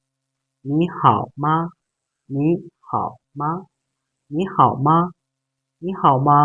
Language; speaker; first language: Chinese; non-native, fluent; Lao